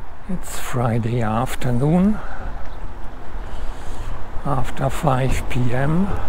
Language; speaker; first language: English; non-native, fluent; German